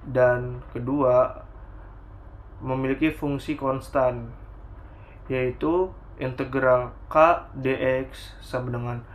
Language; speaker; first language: Indonesian; native; Indonesian